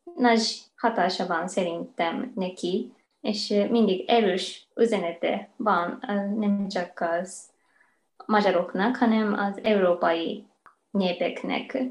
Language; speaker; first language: Hungarian; non-native, fluent; Japanese